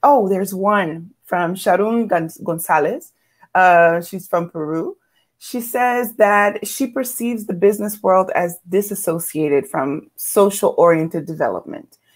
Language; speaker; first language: English; native; English